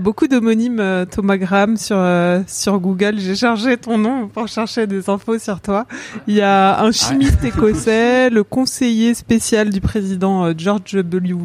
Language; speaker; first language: French; native; French